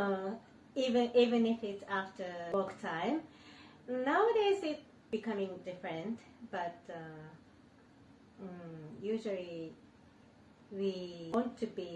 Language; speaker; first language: English; non-native, learner; Japanese